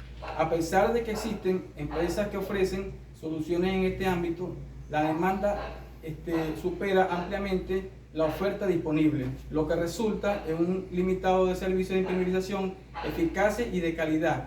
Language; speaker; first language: Spanish; native; Spanish